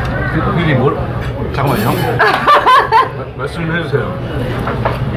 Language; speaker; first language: Korean; native; Korean